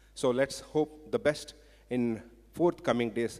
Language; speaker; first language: English; non-native, local second language; Kannada